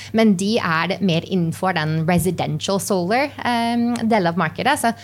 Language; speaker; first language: Norwegian; non-native, fluent; English